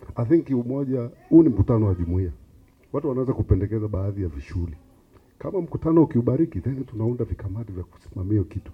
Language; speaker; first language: Swahili; native; Swahili